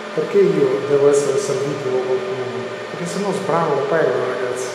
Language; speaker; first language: Italian; early bilingual, other home language; Albanian